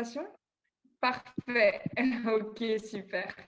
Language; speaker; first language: French; native; French